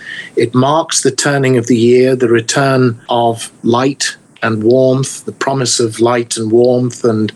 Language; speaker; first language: English; native; English